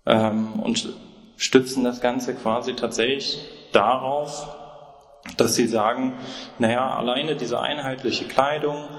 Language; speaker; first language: German; native; German